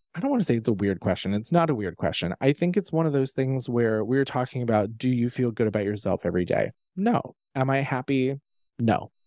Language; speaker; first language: English; native; English